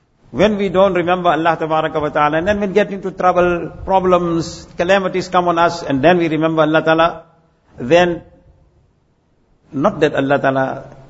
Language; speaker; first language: English; native; English